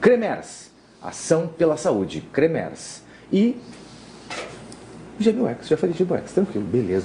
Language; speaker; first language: Portuguese; native; Portuguese